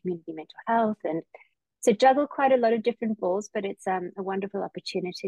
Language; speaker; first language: English; native; English